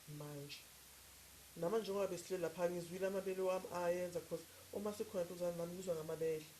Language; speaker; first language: Zulu; native; Zulu